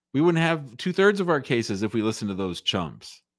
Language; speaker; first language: English; native; English